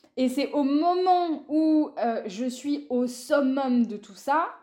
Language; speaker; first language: French; native; French